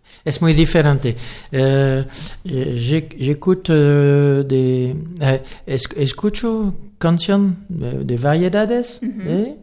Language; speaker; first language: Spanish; non-native, learner; French